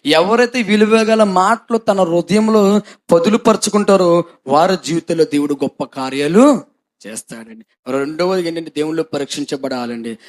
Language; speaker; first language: Telugu; non-native, local second language; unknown